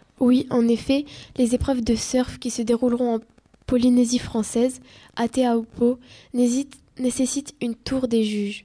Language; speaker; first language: French; native; French